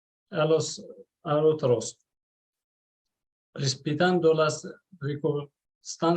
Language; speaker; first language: Spanish; non-native, learner; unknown